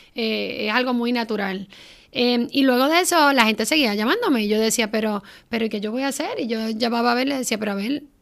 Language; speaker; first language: Spanish; native; Spanish